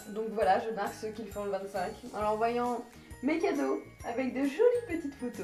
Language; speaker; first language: French; native; French